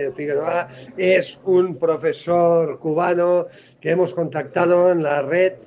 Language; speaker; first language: Spanish; non-native, local second language; Catalan